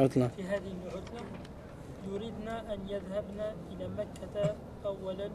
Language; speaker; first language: Arabic; non-native, learner; French